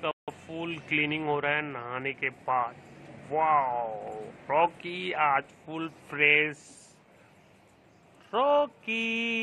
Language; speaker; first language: Hindi; native; Hindi